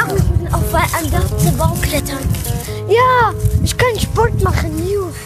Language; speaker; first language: German; early bilingual, other home language; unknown